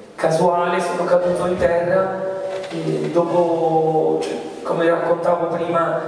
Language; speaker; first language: Italian; early bilingual, other home language; Arabic